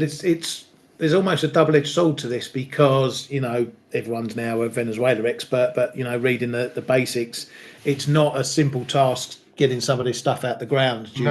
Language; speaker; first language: English; native; English